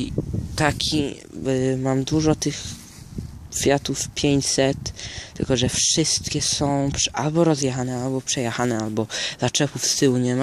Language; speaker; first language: Polish; early bilingual, heritage; Polish